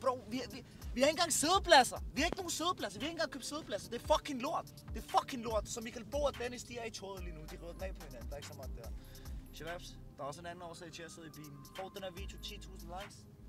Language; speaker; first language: Danish; native; Danish